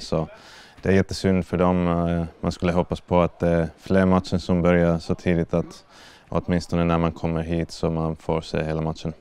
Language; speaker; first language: Swedish; non-native, fluent; Finnish